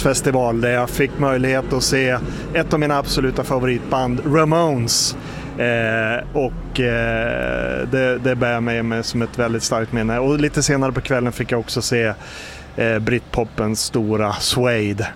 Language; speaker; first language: Swedish; native; Swedish